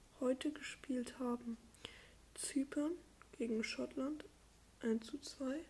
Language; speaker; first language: German; non-native, learner; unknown